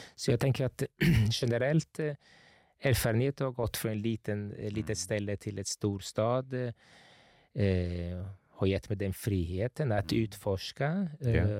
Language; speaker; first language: Swedish; non-native, fluent; Italian